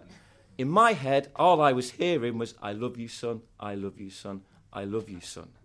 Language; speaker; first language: English; native; English